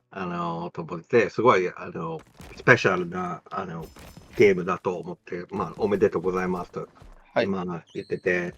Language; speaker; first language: Japanese; non-native, fluent; English